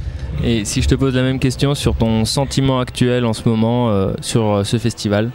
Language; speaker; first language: French; native; French